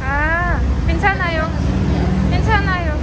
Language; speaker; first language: Korean; non-native, learner; Kazakh